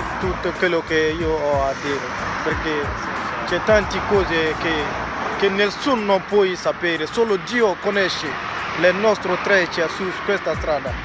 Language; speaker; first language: Italian; non-native, learner; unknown